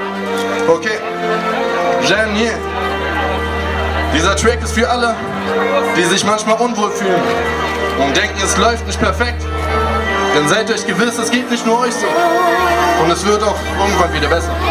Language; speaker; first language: German; native; German